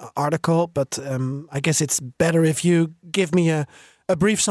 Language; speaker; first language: English; non-native, fluent; Dutch